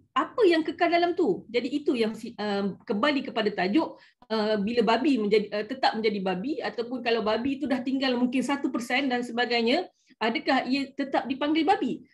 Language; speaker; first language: Malay; native; Malay